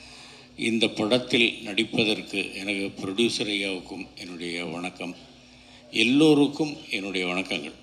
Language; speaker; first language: Tamil; native; Tamil